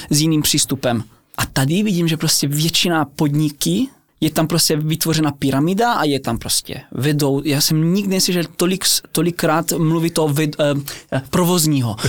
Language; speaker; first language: Czech; early bilingual, heritage; Czech